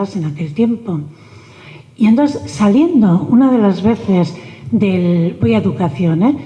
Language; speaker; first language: Spanish; native; Spanish